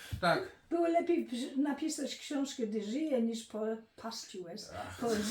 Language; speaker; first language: Polish; early bilingual, heritage; Polish